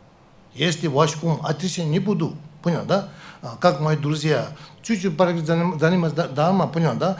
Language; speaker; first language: Russian; non-native, learner; Tibetan